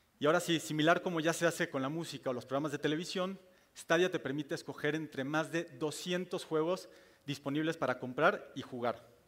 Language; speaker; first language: Spanish; native; Spanish